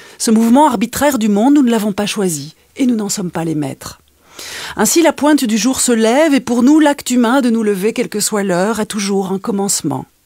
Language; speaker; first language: French; native; French